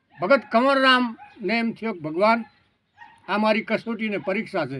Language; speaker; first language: Gujarati; early bilingual, other home language; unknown